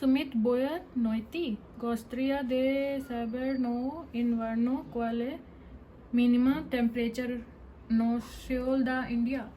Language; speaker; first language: Portuguese; non-native, learner; Hindi